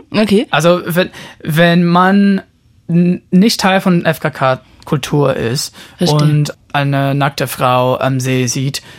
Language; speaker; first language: German; non-native, fluent; Portuguese